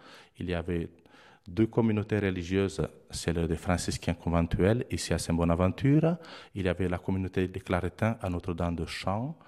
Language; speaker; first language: French; non-native, fluent; Romanian